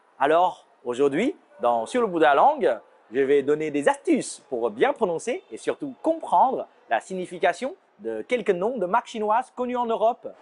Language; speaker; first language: French; non-native, fluent; Chinese